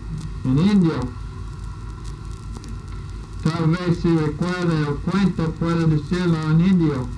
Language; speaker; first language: Spanish; non-native, learner; English